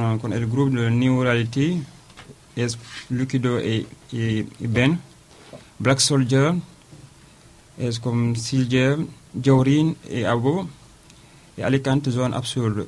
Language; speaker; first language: Spanish; non-native, learner; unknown